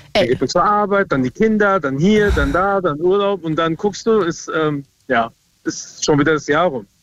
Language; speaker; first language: German; native; German